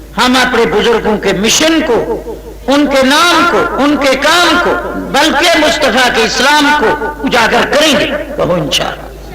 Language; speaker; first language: Urdu; non-native, local second language; Saraiki